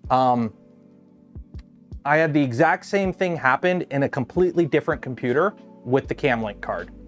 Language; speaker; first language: English; native; English